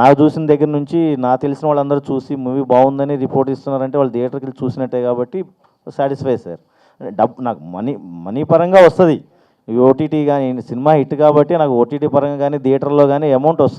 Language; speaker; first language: Telugu; native; Telugu